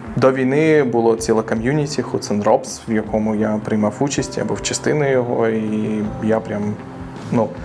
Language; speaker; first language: Ukrainian; non-native, local second language; Russian